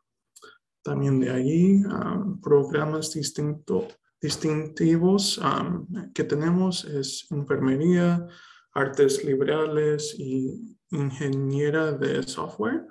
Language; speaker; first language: Spanish; early bilingual, heritage; Spanish